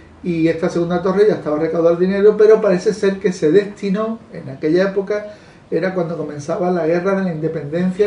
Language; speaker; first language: Spanish; native; Spanish